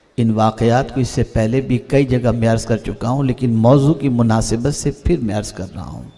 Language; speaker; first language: Urdu; native; Urdu